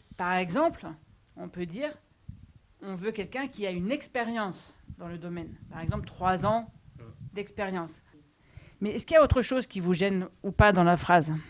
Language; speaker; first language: French; native; French